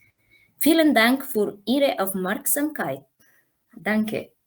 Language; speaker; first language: German; non-native, learner; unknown